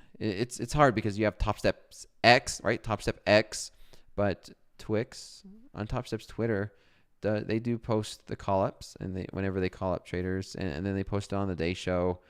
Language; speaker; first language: English; native; English